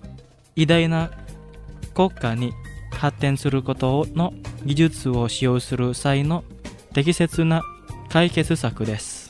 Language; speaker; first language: Japanese; non-native, fluent; Indonesian